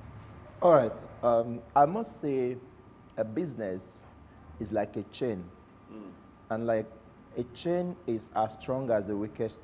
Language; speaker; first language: English; non-native, local second language; Igbo